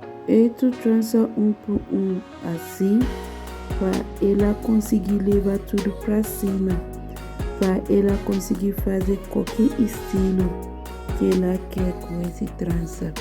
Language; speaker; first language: Portuguese; non-native, learner; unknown